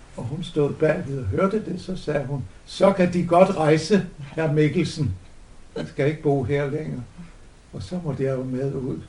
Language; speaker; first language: Danish; native; Danish